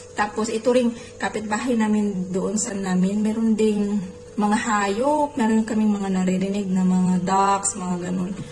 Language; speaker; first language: Filipino; non-native, local second language; Cebuano